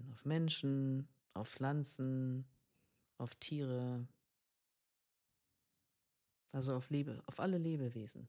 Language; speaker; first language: German; native; German